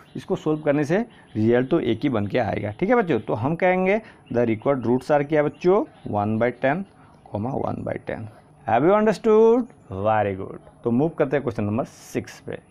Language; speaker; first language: Hindi; non-native, local second language; Assamese